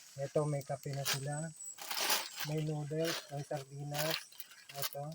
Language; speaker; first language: Filipino; non-native, local second language; Chavacano